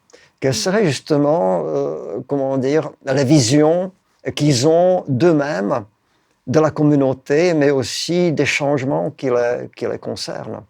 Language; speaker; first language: French; non-native, fluent; Czech